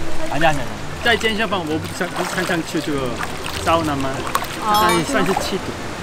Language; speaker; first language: Chinese; non-native, learner; Korean